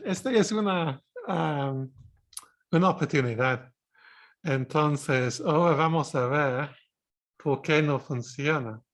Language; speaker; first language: Spanish; non-native, fluent; English